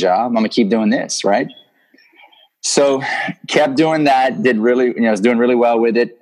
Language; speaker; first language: English; native; English